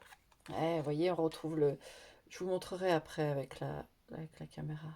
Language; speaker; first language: French; native; French